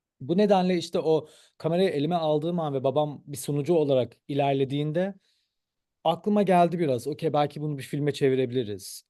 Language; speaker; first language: Turkish; early bilingual, heritage; Turkish